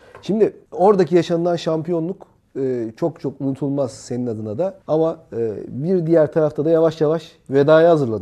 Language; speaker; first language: Turkish; native; Turkish